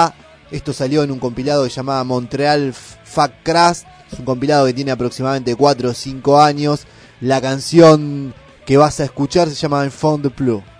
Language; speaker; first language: Spanish; native; Spanish